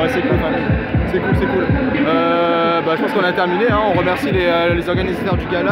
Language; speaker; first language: French; native; French